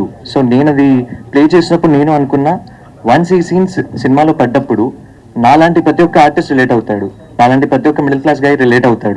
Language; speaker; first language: Telugu; native; Telugu